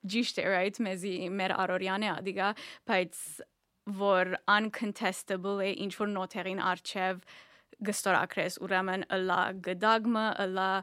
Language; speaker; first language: Armenian; early bilingual, heritage; Armenian